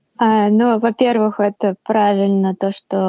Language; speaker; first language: Russian; non-native, local second language; Tatar